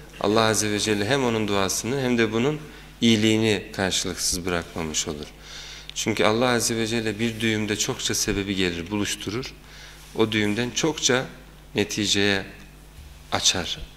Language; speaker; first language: Turkish; native; Turkish